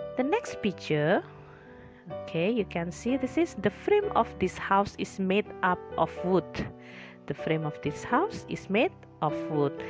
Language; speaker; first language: English; non-native, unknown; Indonesian